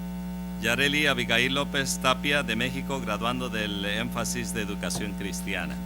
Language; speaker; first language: Spanish; native; Spanish